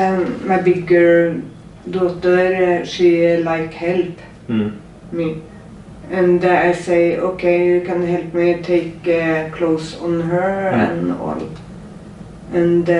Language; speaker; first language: English; non-native, learner; Norwegian